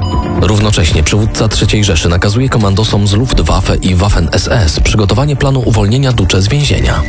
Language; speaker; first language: Polish; native; Polish